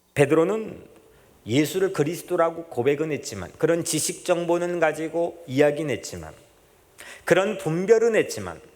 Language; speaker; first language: Korean; native; Korean